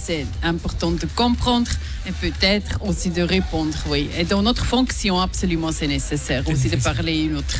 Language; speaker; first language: French; non-native, local second language; Swiss German